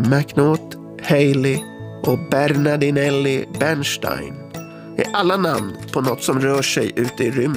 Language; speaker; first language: Swedish; native; Swedish